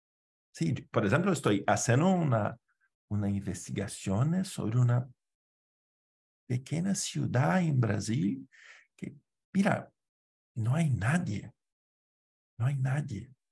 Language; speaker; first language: Spanish; non-native, fluent; Portuguese